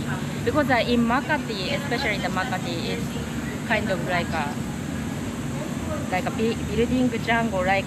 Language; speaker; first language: English; non-native, learner; Japanese